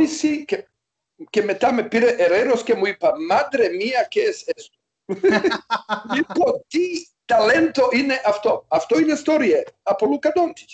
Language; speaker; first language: Greek; non-native, learner; Serbian